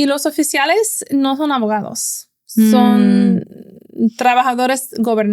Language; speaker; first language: Spanish; non-native, fluent; English